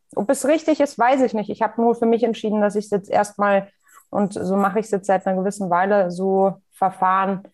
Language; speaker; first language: German; native; German